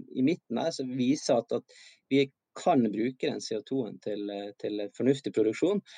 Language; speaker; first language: Norwegian; native; Norwegian